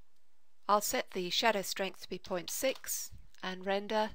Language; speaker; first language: English; native; English